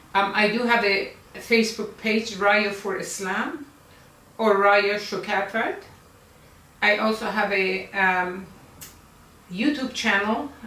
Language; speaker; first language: English; non-native, fluent; Persian